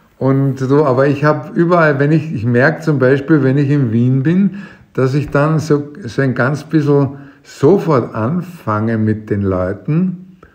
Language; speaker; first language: German; native; German